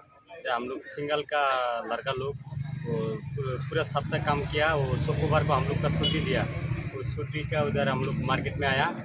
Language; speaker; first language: Hindi; non-native, local second language; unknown